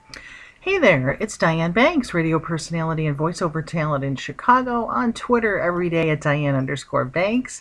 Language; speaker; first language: English; native; English